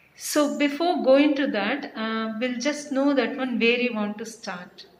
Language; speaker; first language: English; non-native, local second language; Kannada